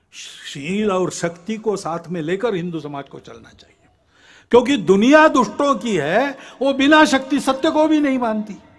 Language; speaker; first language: Hindi; non-native, local second language; Marathi